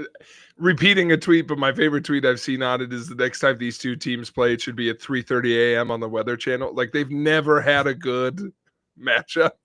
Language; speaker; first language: English; native; English